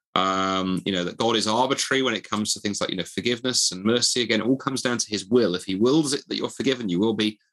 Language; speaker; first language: English; native; English